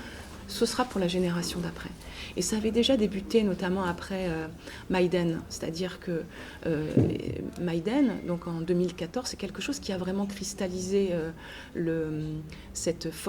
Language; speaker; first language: French; native; French